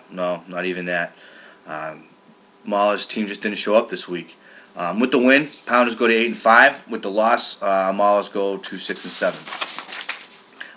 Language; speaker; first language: English; native; English